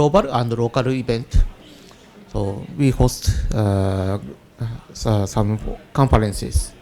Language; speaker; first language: English; non-native, learner; Japanese